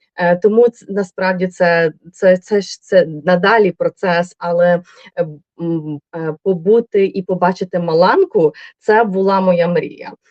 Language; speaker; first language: Ukrainian; native; Ukrainian